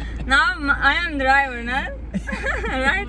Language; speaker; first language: English; non-native, learner; Turkish